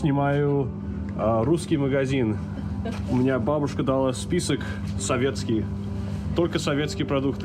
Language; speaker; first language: Russian; early bilingual, heritage; English